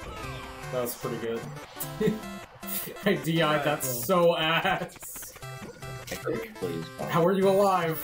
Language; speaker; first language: English; native; English